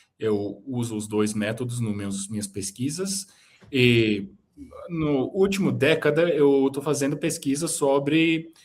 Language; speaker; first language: Portuguese; non-native, fluent; Turkish